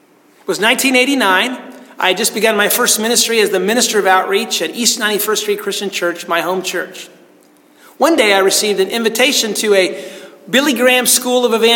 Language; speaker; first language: English; native; English